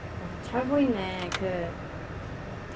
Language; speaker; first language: Korean; non-native, fluent; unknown